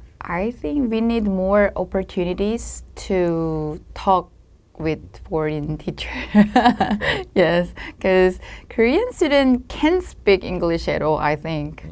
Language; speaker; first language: English; non-native, learner; Korean